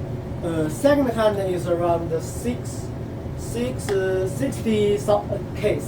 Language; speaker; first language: English; non-native, learner; Chinese